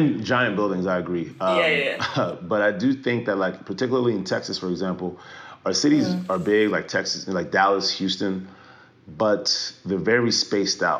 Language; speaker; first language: English; early bilingual, other home language; French